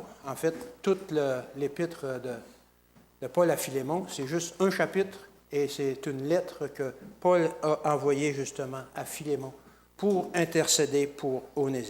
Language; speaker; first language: French; native; French